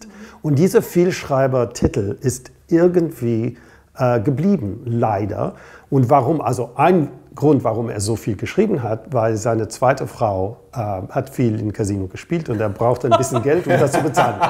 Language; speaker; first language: German; non-native, fluent; English